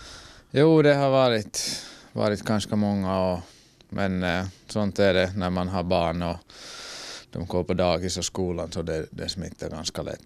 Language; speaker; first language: Swedish; non-native, fluent; Finnish